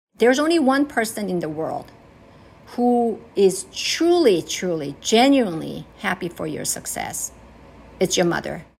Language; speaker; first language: English; early bilingual, other home language; Korean